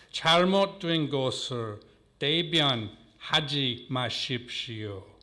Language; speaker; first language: Korean; non-native, learner; English